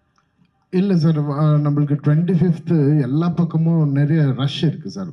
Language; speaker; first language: Tamil; non-native, fluent; Kannada